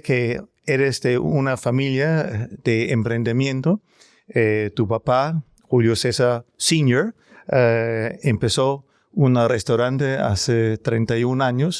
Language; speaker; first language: Spanish; non-native, learner; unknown